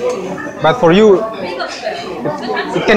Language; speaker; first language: English; non-native, fluent; Indonesian